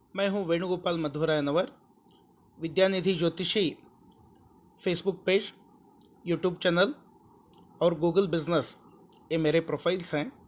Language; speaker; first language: Hindi; non-native, local second language; Kannada